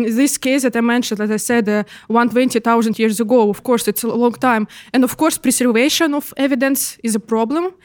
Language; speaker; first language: English; non-native, fluent; Russian